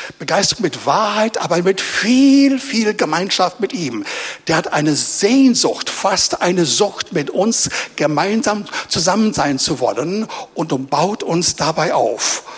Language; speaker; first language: German; native; German